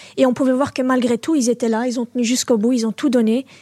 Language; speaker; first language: French; native; French